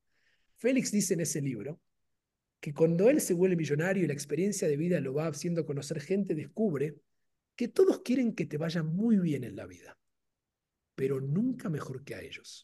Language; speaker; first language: Spanish; native; Spanish